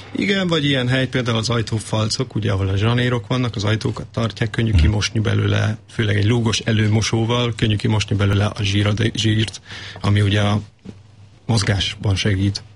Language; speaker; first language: Hungarian; native; Hungarian